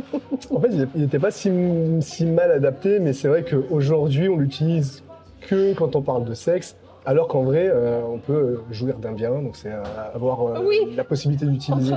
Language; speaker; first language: French; native; French